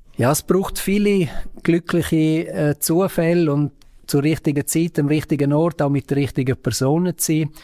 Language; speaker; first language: German; non-native, local second language; Romansh